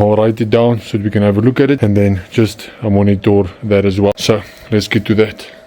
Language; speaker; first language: English; non-native, local second language; Afrikaans